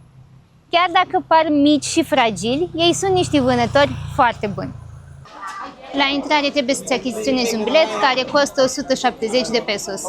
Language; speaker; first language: Romanian; native; Romanian